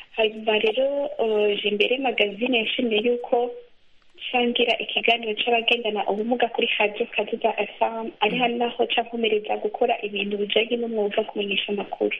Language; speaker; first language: Rundi; native; Rundi